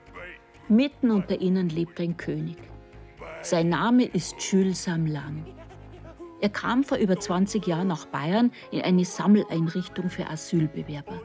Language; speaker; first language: German; native; German